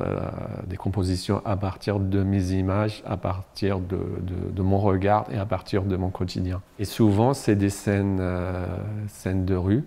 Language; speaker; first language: French; non-native, local second language; Arabic